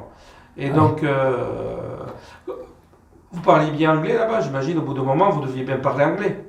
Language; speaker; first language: French; native; French